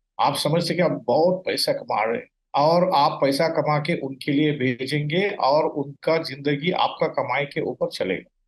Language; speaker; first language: Hindi; non-native, local second language; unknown